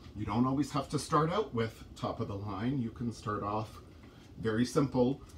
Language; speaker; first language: English; native; English